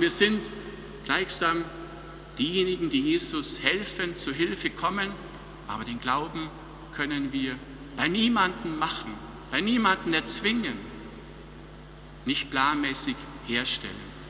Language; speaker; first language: German; native; German